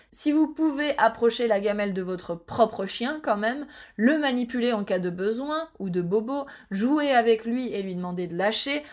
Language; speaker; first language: French; native; French